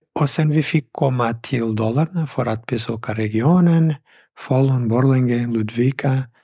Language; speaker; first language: Swedish; non-native, fluent; Portuguese